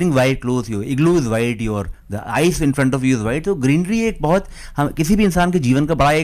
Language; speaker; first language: Hindi; native; Hindi